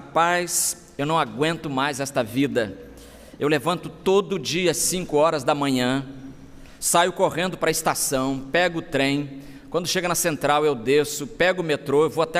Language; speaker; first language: Portuguese; native; Portuguese